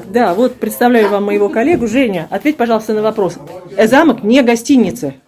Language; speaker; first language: Russian; native; Russian